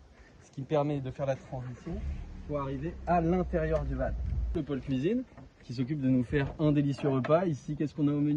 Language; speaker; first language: French; native; French